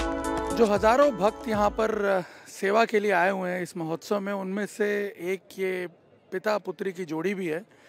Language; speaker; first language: Hindi; native; Hindi